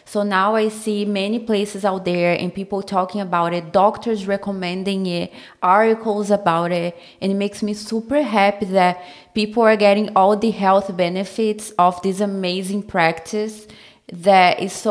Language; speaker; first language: English; non-native, fluent; Portuguese